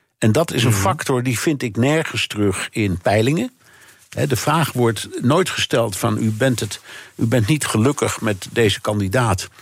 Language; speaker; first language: Dutch; native; Dutch